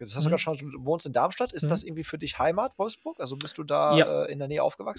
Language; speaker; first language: German; native; German